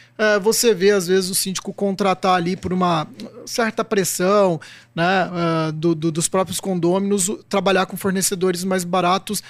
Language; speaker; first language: Portuguese; native; Portuguese